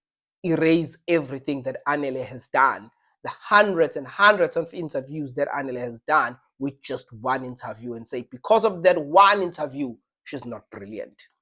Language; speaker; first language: English; non-native, local second language; Zulu